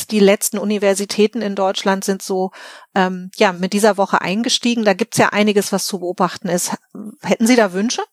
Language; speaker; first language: German; native; German